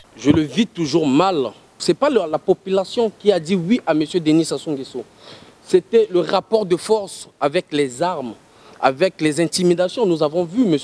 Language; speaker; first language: French; non-native, local second language; Lingala